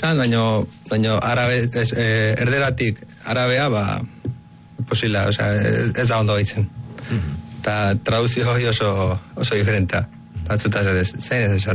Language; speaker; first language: Basque; early bilingual, other home language; Arabic